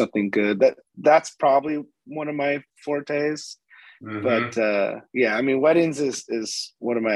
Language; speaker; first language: English; native; English